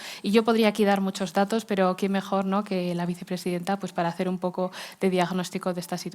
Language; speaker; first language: Spanish; native; Spanish